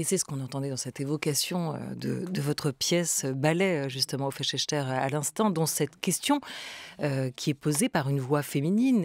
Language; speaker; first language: French; native; French